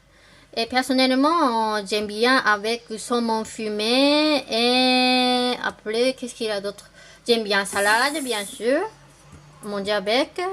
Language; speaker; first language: French; non-native, learner; Japanese